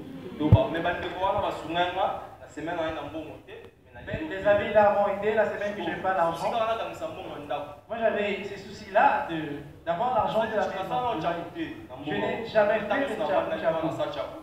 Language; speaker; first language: French; non-native, local second language; Lingala